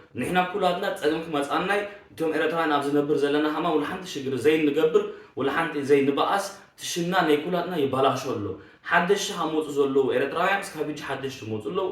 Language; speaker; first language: Tigrinya; early bilingual, heritage; Tigrinya